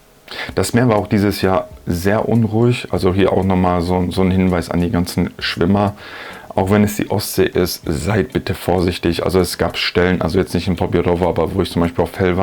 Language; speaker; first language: German; native; German